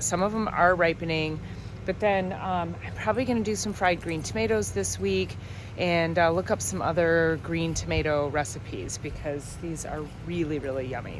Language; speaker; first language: English; native; English